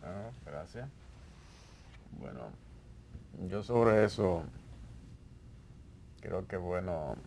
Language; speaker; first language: Spanish; native; Spanish